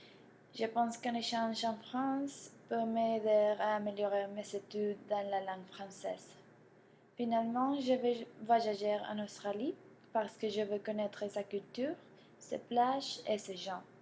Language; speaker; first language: French; non-native, learner; Spanish